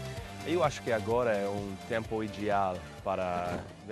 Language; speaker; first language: Portuguese; early bilingual, heritage; Portuguese